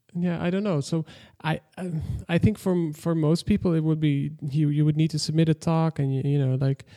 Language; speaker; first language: English; non-native, fluent; Dutch